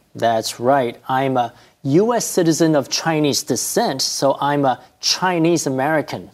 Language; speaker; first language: English; native; English